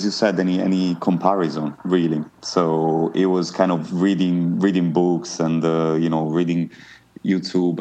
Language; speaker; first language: English; non-native, fluent; Italian